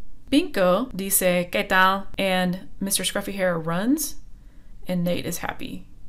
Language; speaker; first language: English; native; English